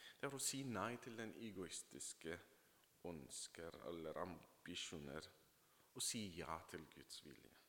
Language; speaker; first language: Norwegian; non-native, fluent; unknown